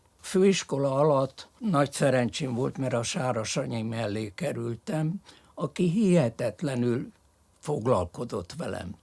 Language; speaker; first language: Hungarian; early bilingual, other home language; French